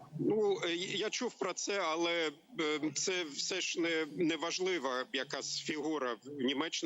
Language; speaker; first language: Ukrainian; non-native, learner; German